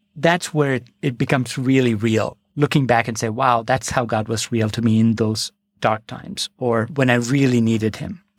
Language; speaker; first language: English; non-native, local second language; Malayalam